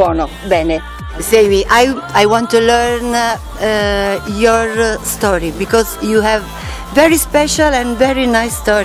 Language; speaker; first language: English; non-native, learner; Italian